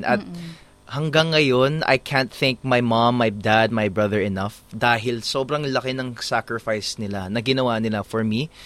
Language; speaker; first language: English; native; English